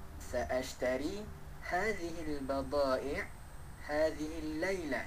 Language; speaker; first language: Arabic; non-native, learner; Malay